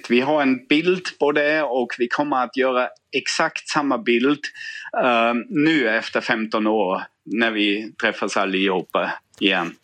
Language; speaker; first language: Swedish; non-native, fluent; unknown